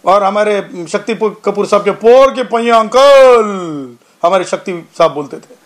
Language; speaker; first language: Hindi; non-native, local second language; Marathi